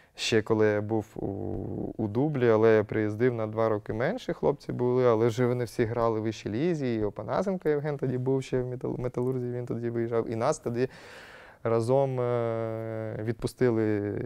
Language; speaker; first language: Ukrainian; native; Ukrainian